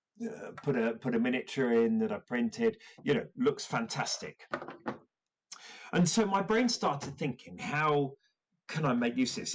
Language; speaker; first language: English; native; English